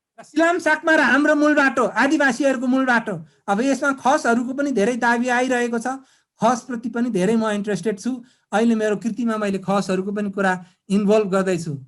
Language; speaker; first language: Nepali; non-native, local second language; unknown